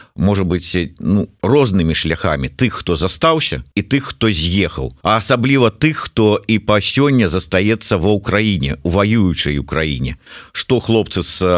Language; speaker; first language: Belarusian; non-native, local second language; Russian